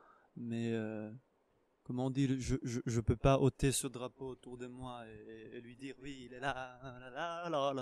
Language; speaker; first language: French; non-native, fluent; Hebrew